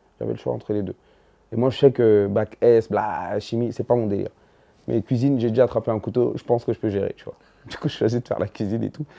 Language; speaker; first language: French; early bilingual, other home language; Dyula